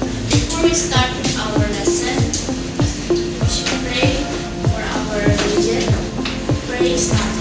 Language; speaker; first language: English; non-native, learner; Indonesian